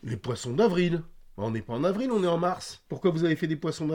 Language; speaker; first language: French; native; French